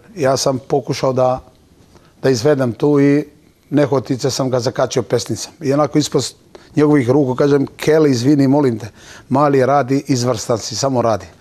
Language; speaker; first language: Bosnian; non-native, local second language; Turkish